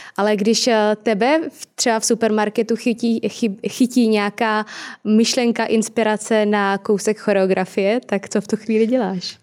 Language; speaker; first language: Czech; native; Czech